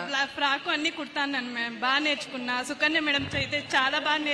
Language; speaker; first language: Telugu; native; Telugu